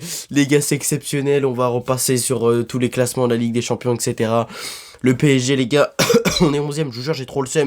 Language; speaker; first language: French; native; French